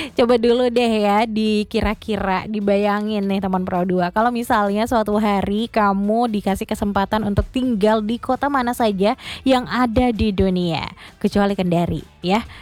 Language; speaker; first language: Indonesian; native; Indonesian